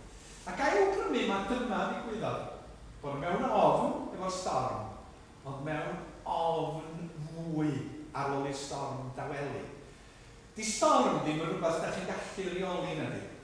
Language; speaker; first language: Welsh; native; Welsh